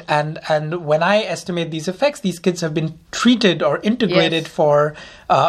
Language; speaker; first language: English; non-native, local second language; Hindi